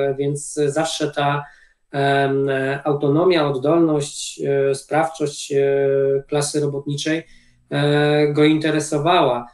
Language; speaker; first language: Polish; native; Polish